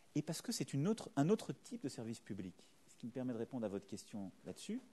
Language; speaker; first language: French; native; French